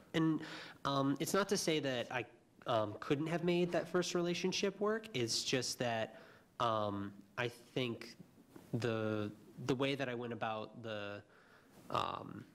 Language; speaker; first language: English; native; English